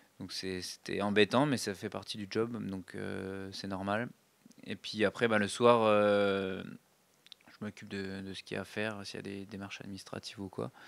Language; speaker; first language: French; native; French